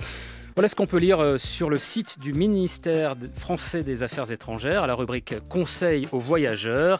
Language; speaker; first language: French; native; French